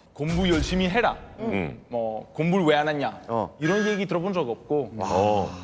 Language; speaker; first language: Korean; non-native, fluent; Italian